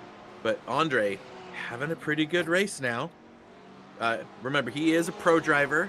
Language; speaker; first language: English; native; English